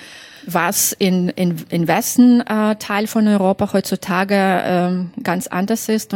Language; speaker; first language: German; non-native, fluent; Russian